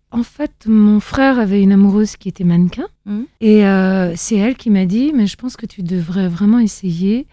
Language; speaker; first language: French; early bilingual, other home language; Italian